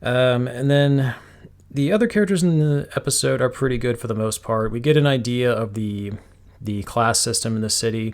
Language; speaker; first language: English; native; English